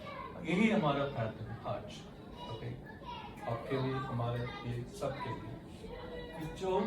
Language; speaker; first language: Hindi; non-native, local second language; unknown